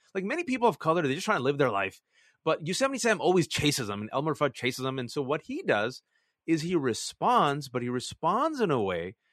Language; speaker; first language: English; early bilingual, other home language; Urdu